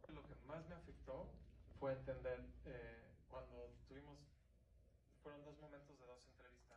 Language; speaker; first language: Spanish; native; Spanish